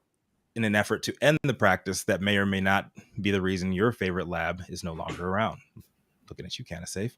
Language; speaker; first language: English; native; English